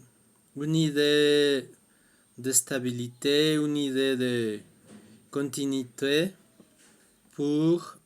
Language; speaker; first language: French; non-native, fluent; Spanish